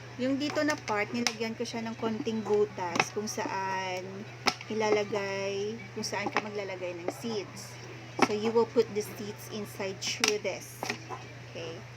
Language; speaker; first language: Filipino; non-native, local second language; Hiligaynon